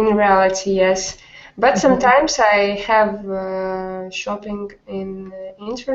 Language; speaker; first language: English; non-native, learner; Russian